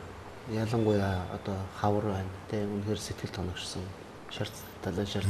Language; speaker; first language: Mongolian; native; Mongolian